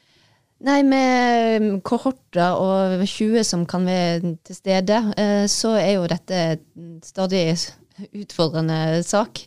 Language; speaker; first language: Norwegian; native; Norwegian